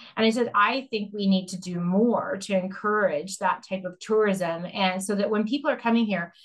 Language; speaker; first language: English; native; English